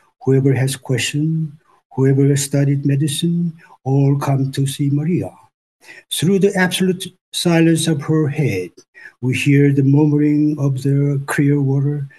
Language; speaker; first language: English; non-native, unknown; Korean